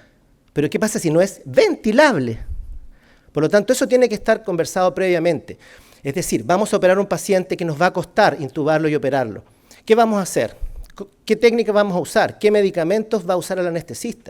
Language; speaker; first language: Spanish; native; Spanish